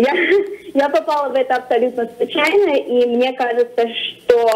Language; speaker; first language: Russian; early bilingual, other home language; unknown